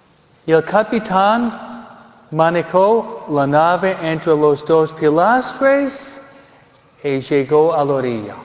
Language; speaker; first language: Spanish; non-native, fluent; French